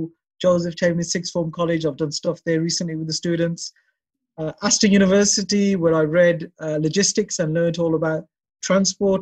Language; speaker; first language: English; native; English